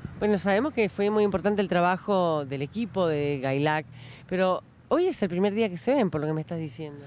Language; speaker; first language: Spanish; native; Spanish